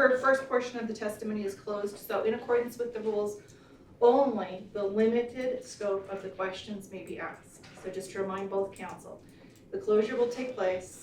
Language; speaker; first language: English; native; English